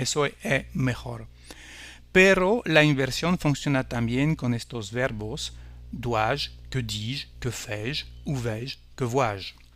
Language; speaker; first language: Spanish; non-native, fluent; French